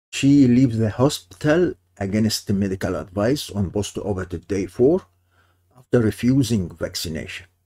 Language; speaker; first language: English; non-native, fluent; Arabic